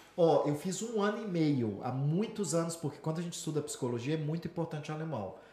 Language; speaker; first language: Portuguese; native; Portuguese